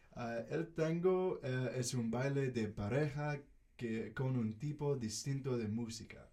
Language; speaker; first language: Spanish; non-native, learner; English